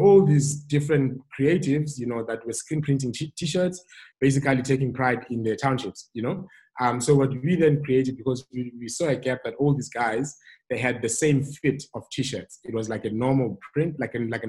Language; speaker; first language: English; non-native, local second language; Xhosa